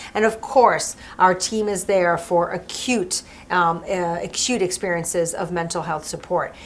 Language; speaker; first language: English; early bilingual, other home language; French